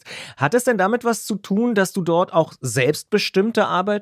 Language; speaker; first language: German; native; German